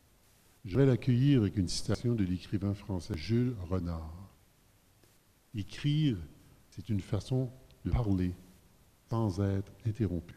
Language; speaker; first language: French; native; French